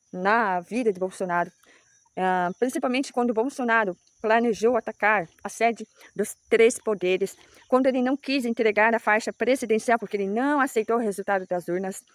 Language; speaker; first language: Portuguese; native; Portuguese